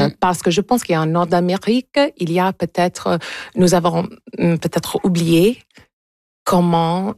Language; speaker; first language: French; non-native, local second language; English